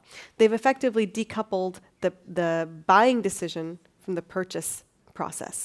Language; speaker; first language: English; native; English